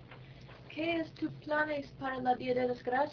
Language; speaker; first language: Spanish; non-native, learner; English